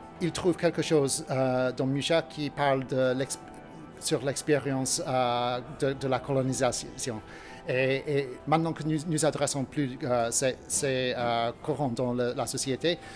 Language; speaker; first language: French; non-native, learner; English